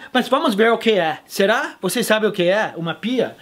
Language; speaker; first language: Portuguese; non-native, fluent; English